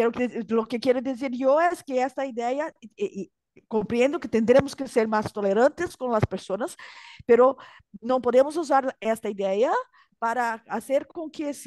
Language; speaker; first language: Spanish; non-native, learner; Portuguese